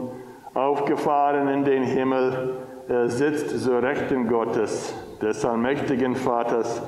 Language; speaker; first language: German; non-native, fluent; English